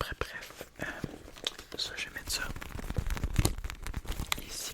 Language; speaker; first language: French; native; French